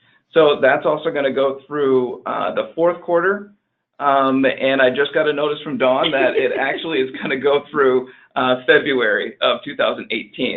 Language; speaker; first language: English; native; English